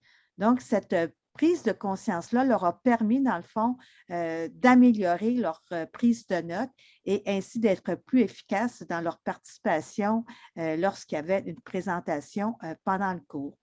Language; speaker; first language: French; native; French